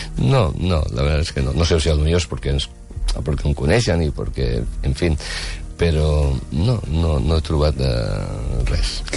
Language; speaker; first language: Catalan; early bilingual, other home language; Chinese